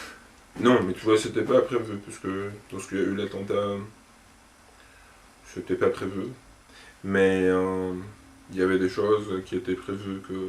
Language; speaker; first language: French; non-native, local second language; Arabic